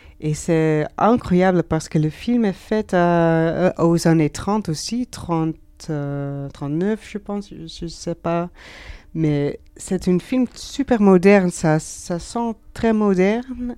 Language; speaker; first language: French; non-native, learner; Dutch